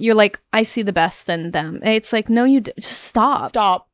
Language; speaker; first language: English; native; English